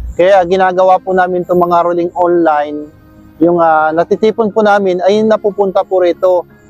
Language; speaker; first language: Filipino; non-native, local second language; Bikol